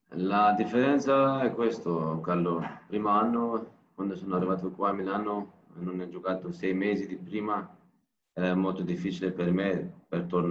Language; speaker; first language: Italian; non-native, learner; Turkish